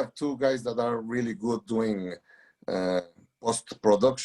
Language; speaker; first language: English; non-native, learner; Spanish